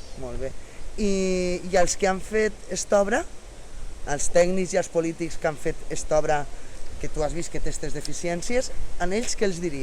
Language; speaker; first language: Catalan; native; Catalan